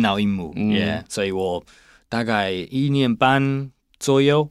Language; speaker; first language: Chinese; non-native, learner; English